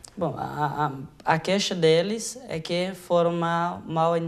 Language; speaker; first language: Portuguese; non-native, fluent; Haitian Creole